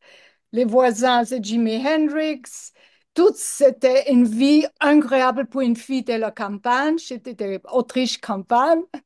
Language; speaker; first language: French; non-native, learner; English